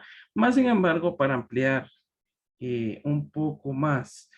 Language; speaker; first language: Spanish; native; Spanish